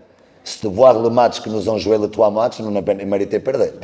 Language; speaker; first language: French; non-native, learner; Portuguese